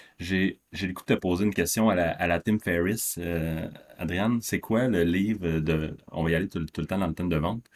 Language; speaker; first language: French; native; French